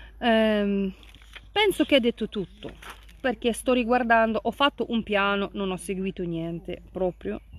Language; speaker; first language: Italian; non-native, fluent; Russian